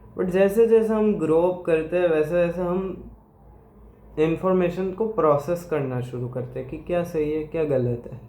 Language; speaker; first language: Hindi; non-native, local second language; Gujarati